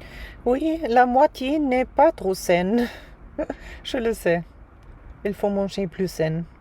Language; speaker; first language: French; non-native, fluent; German